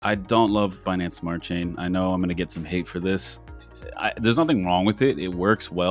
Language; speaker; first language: English; native; English